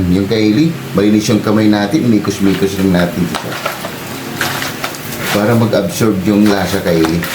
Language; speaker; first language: Filipino; native; Filipino